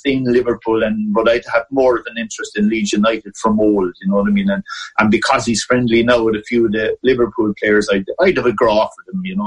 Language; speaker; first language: English; native; English